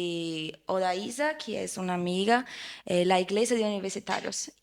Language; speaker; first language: Spanish; non-native, fluent; Portuguese